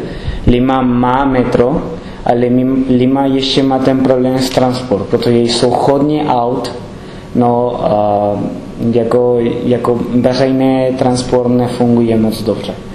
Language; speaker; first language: Czech; non-native, learner; Spanish